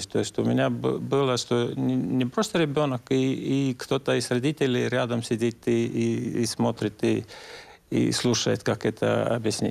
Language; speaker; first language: Russian; non-native, local second language; Estonian